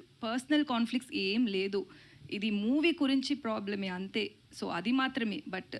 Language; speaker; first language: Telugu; non-native, learner; Tamil